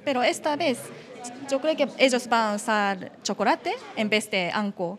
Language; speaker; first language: Spanish; non-native, fluent; Japanese